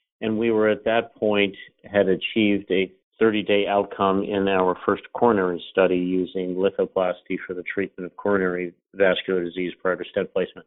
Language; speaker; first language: English; native; English